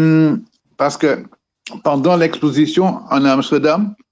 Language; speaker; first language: French; non-native, fluent; Dutch